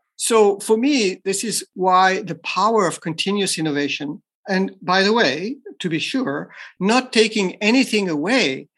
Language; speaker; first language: English; non-native, fluent; French